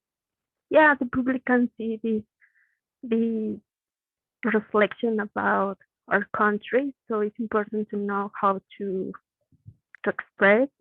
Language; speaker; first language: English; non-native, learner; Spanish